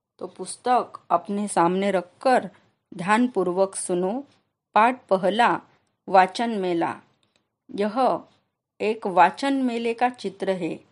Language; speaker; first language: Hindi; non-native, local second language; Marathi